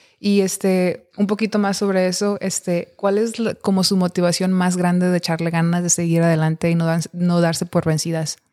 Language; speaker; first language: Spanish; early bilingual, heritage; Spanish